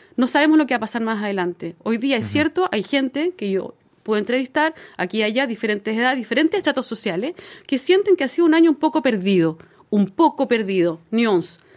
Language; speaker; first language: Spanish; native; Spanish